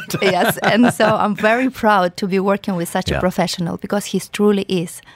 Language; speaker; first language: English; non-native, fluent; Ukrainian